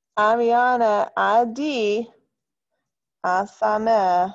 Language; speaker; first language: French; non-native, fluent; English